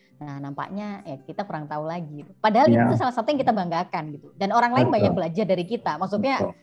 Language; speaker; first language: Indonesian; native; Indonesian